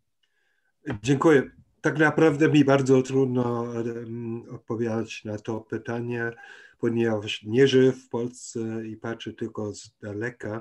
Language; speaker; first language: Polish; non-native, fluent; German